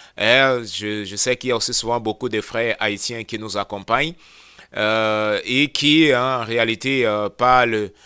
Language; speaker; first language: French; non-native, local second language; Lingala